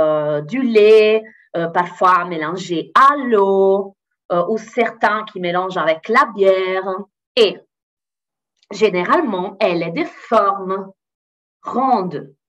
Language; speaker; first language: French; non-native, fluent; Italian